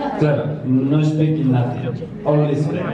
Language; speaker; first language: English; non-native, learner; Spanish